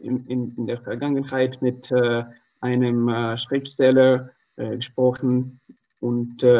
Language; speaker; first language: German; non-native, learner; Russian